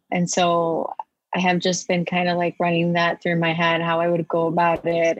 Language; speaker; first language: English; native; English